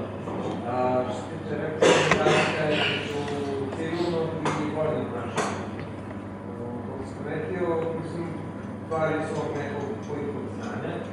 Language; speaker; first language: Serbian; non-native, learner; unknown